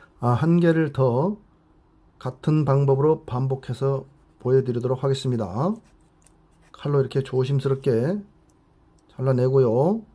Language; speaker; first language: Korean; native; Korean